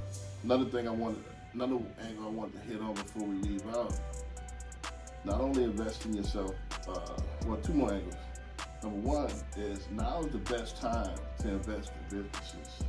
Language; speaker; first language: English; native; English